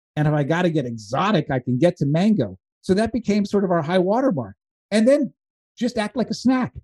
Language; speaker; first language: English; native; English